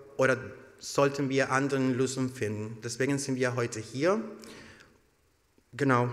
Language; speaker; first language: German; non-native, learner; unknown